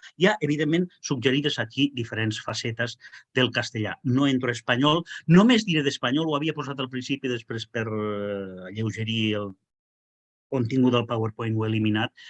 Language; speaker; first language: Catalan; non-native, local second language; Spanish